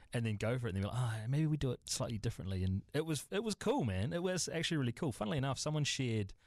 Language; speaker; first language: English; native; English